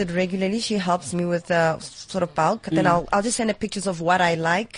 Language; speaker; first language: English; non-native, local second language; Zulu